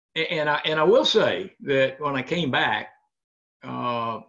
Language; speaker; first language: English; native; English